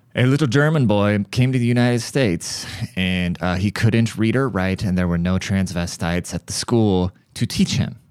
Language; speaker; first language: English; early bilingual, other home language; German